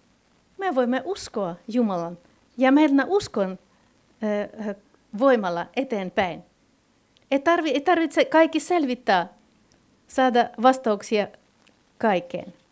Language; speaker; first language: Finnish; non-native, fluent; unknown